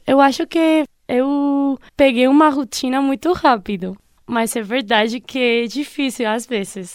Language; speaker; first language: Portuguese; non-native, fluent; Spanish